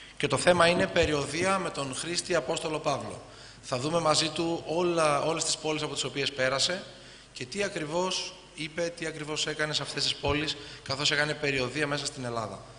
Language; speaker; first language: Greek; native; Greek